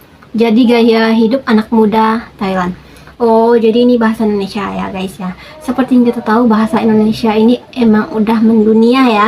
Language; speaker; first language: Indonesian; native; Indonesian